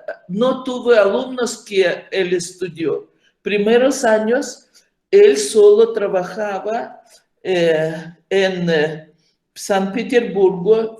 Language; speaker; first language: Spanish; non-native, fluent; Ukrainian